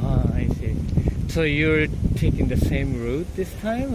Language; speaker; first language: English; non-native, learner; Japanese